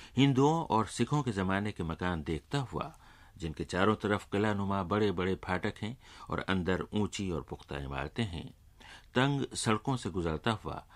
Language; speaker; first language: Urdu; native; Urdu